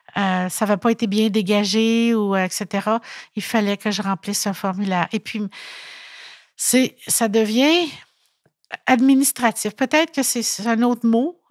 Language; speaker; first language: French; native; French